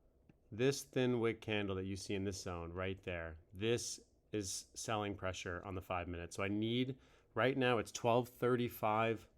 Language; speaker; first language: English; native; English